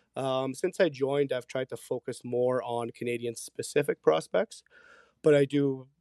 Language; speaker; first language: English; early bilingual, other home language; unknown